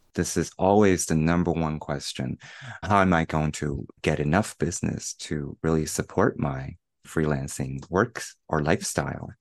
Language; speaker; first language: English; non-native, fluent; Chinese